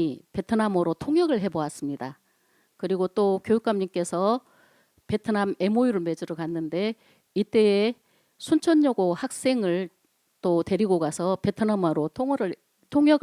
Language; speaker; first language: Korean; native; Korean